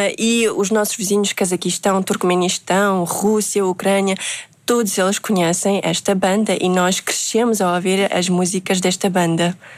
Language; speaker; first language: Portuguese; early bilingual, other home language; Uzbek